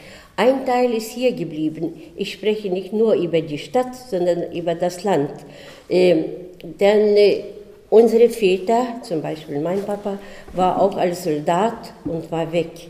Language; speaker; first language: German; early bilingual, heritage; German